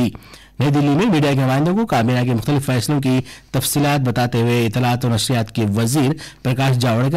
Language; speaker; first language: Urdu; native; Urdu